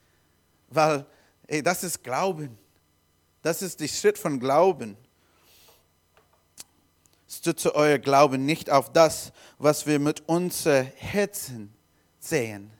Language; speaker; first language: German; non-native, learner; English